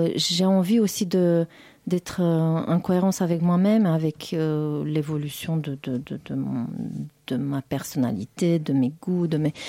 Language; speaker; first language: French; non-native, fluent; Romanian